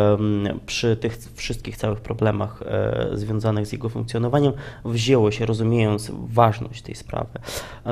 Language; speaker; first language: Polish; non-native, fluent; Ukrainian